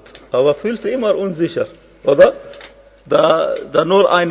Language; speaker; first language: German; non-native, fluent; Arabic